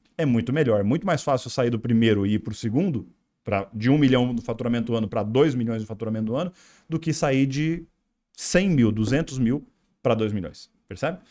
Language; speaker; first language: Portuguese; native; Portuguese